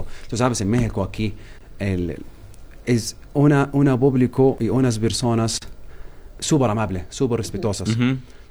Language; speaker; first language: Spanish; non-native, learner; Arabic